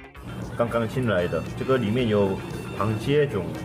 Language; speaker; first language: Chinese; non-native, fluent; Korean